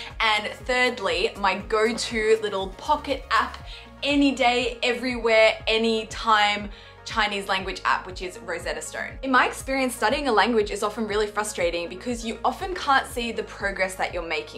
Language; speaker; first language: English; native; English